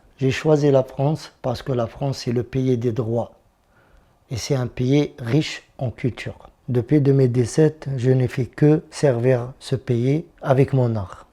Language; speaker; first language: French; non-native, local second language; Arabic